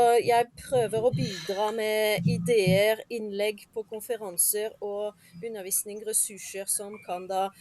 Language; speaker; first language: Norwegian; non-native, fluent; French